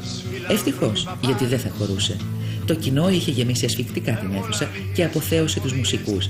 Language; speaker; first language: Greek; native; Greek